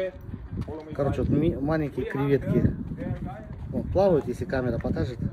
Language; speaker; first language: Russian; native; Russian